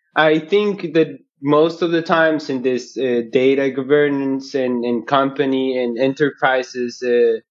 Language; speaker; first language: English; non-native, fluent; Spanish